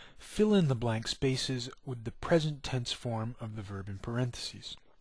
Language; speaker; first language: English; native; English